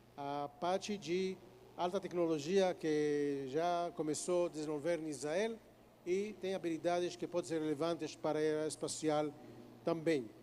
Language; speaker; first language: Portuguese; non-native, fluent; Hebrew